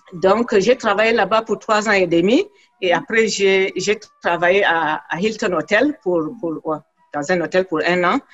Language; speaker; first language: French; non-native, local second language; Fula